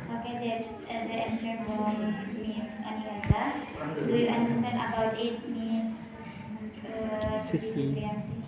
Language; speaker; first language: English; non-native, learner; Indonesian